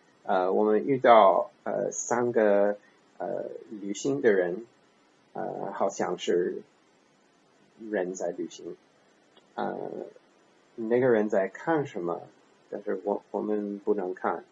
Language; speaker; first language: Chinese; non-native, learner; English